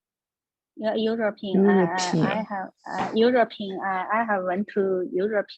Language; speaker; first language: English; non-native, learner; Chinese